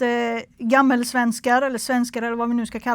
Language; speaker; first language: Swedish; native; Swedish